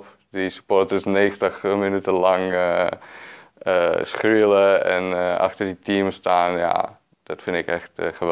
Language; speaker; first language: Dutch; non-native, fluent; Czech